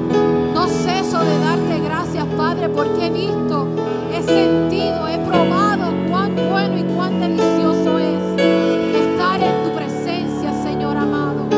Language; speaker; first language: Spanish; native; Spanish